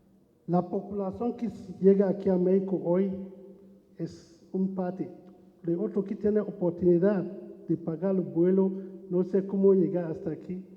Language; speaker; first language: Spanish; non-native, learner; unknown